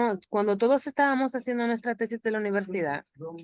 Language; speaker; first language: Spanish; native; Spanish